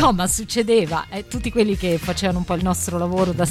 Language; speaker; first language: Italian; native; Italian